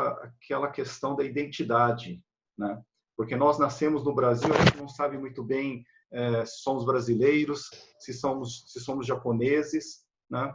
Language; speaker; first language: Portuguese; native; Portuguese